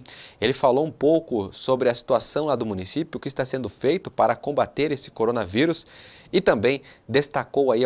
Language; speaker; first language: Portuguese; native; Portuguese